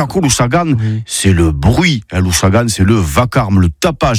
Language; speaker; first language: French; native; French